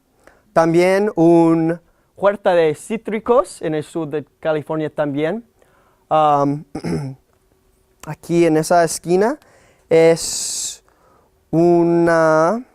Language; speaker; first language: Spanish; non-native, fluent; English